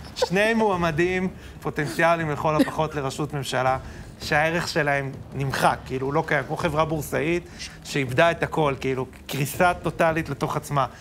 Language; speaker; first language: Hebrew; native; Hebrew